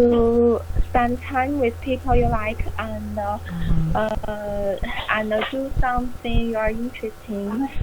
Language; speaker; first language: English; non-native, learner; Chinese